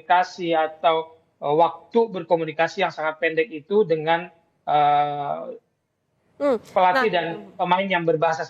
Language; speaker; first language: Indonesian; native; Indonesian